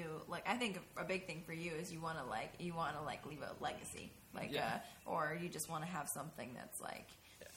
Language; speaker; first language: English; native; English